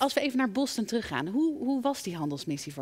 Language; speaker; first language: Dutch; native; Dutch